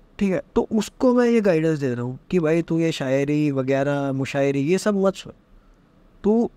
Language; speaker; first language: Hindi; native; Hindi